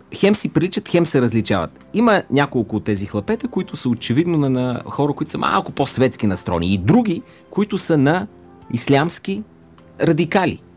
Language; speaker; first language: Bulgarian; native; Bulgarian